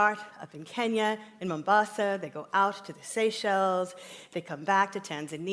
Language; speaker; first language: English; native; English